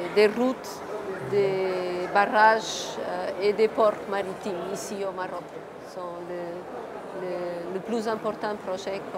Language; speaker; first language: French; non-native, fluent; Portuguese